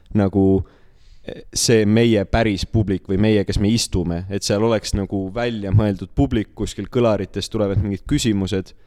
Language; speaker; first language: Estonian; native; Estonian